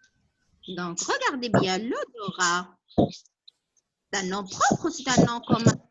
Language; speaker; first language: French; non-native, local second language; Arabic